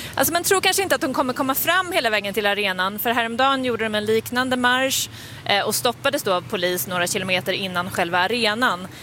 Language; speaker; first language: Swedish; native; Swedish